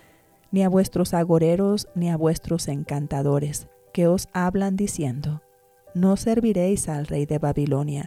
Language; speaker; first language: Spanish; native; Spanish